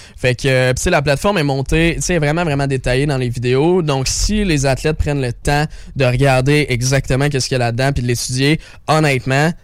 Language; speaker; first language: French; native; French